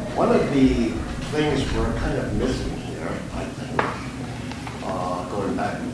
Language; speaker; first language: English; early bilingual, other home language; German